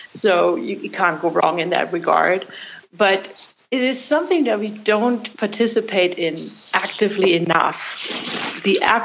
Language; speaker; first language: English; non-native, fluent; German